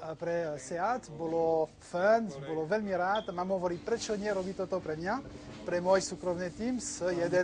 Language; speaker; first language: Slovak; non-native, learner; French